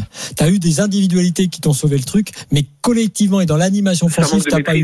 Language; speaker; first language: French; native; French